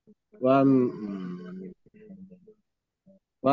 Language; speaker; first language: Arabic; non-native, learner; Indonesian